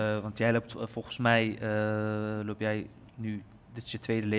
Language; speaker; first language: Dutch; native; Dutch